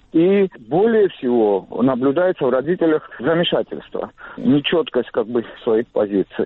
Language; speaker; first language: Russian; non-native, local second language; Georgian